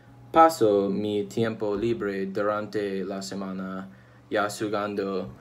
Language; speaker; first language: Spanish; non-native, learner; English